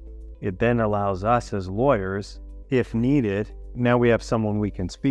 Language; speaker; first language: English; native; English